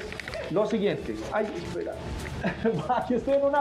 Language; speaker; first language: Spanish; native; Spanish